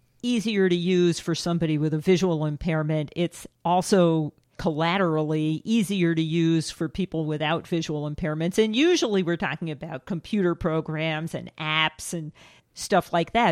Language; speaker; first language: English; native; English